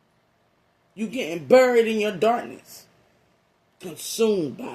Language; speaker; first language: English; native; English